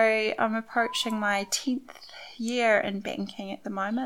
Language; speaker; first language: English; native; English